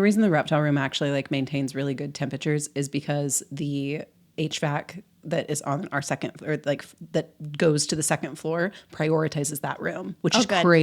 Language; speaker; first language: English; native; English